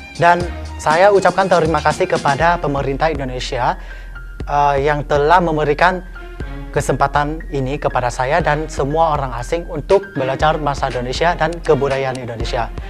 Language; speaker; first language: Indonesian; non-native, fluent; Lao